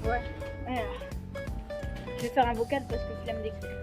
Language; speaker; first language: French; native; French